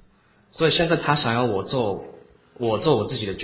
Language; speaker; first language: Chinese; early bilingual, heritage; Chinese